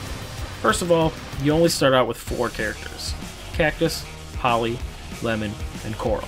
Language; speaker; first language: English; native; English